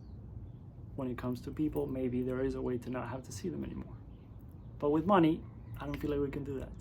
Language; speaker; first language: English; native; English